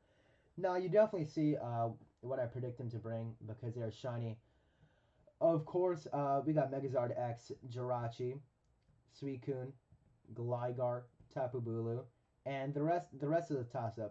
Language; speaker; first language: English; native; English